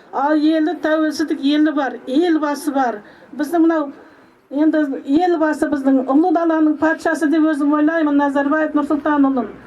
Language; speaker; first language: Kazakh; native; Kazakh